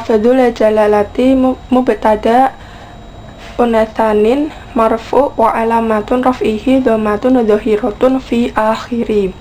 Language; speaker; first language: Arabic; non-native, learner; Indonesian